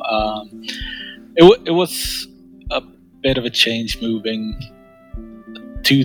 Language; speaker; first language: English; non-native, fluent; Swedish